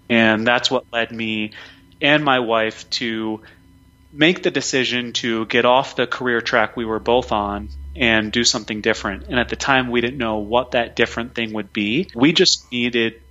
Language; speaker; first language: English; native; English